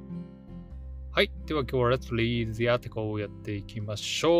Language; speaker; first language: Japanese; native; Japanese